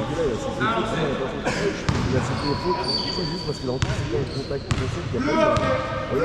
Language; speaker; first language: French; native; French